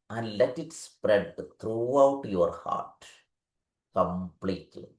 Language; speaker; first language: English; non-native, local second language; Malayalam